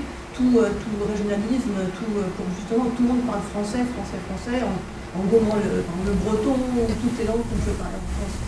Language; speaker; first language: French; native; French